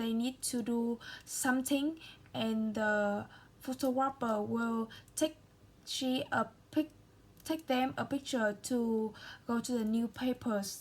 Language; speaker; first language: English; non-native, learner; Vietnamese